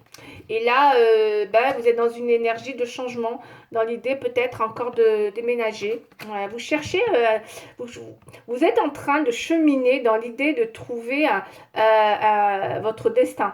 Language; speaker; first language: French; native; French